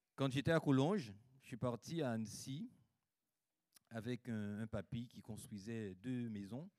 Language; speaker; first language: French; native; French